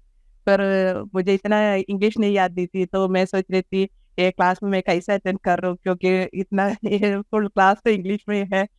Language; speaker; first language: Hindi; non-native, local second language; Malayalam